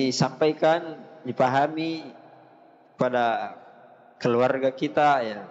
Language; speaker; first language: Indonesian; native; Indonesian